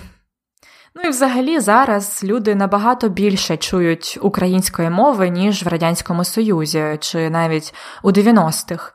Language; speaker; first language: Ukrainian; native; Ukrainian